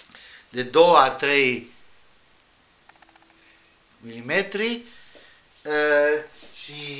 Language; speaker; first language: Romanian; non-native, learner; Spanish